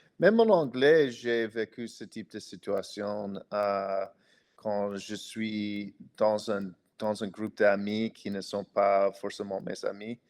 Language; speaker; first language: French; non-native, fluent; English